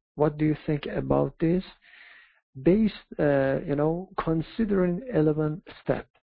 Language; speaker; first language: English; non-native, fluent; Persian